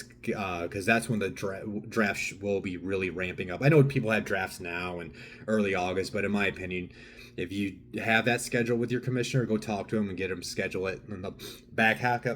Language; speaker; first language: English; native; English